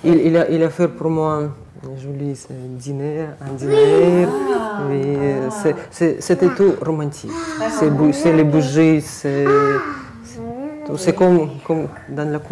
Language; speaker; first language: French; non-native, learner; Russian